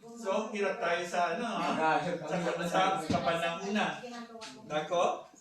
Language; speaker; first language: Filipino; native; Filipino